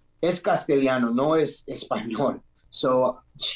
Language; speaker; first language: Spanish; early bilingual, heritage; English